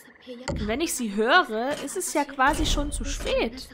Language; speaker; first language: German; native; German